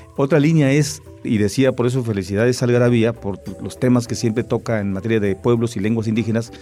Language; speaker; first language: Spanish; non-native, local second language; Tzeltal